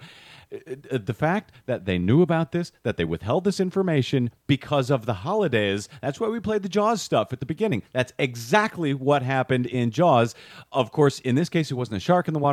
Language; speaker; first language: English; native; English